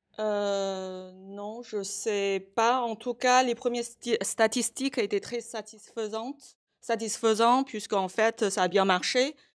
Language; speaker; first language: French; non-native, fluent; Chinese